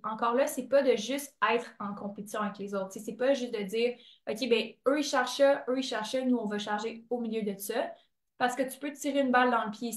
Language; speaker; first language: French; native; French